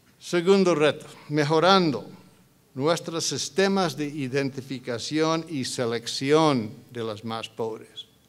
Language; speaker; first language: Spanish; non-native, fluent; English